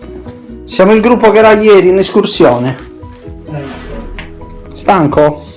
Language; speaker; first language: Italian; native; Italian